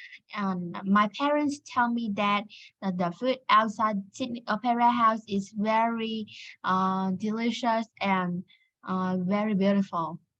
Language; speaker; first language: English; non-native, learner; Vietnamese